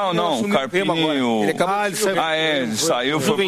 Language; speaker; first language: Portuguese; native; Portuguese